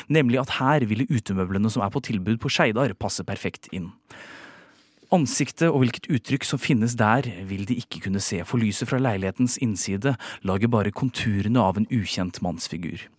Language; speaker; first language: Norwegian; native; Norwegian